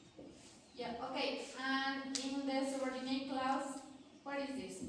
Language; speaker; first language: English; non-native, learner; Spanish